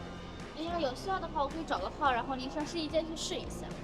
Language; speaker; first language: Chinese; native; Chinese